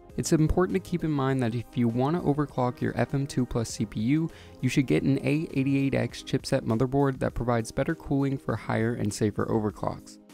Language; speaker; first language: English; native; English